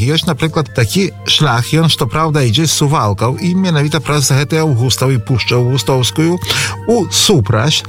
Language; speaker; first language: Belarusian; native; Belarusian